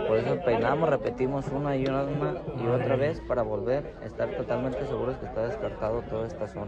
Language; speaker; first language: Spanish; native; Spanish